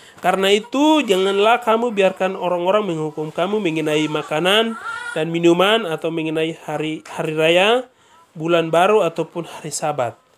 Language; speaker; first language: Indonesian; native; Indonesian